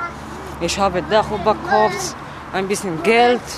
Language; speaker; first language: German; non-native, learner; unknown